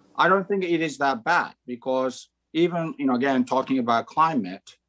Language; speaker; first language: English; non-native, fluent; Croatian